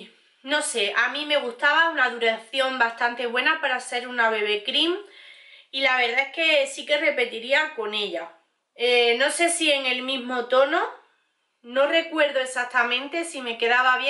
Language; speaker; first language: Spanish; native; Spanish